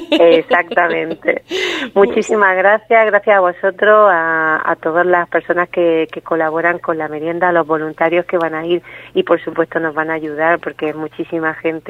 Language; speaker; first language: Spanish; native; Spanish